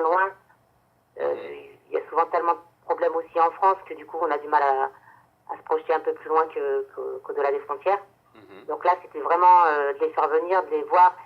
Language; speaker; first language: French; native; French